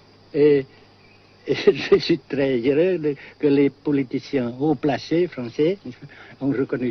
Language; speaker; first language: French; non-native, local second language; Vietnamese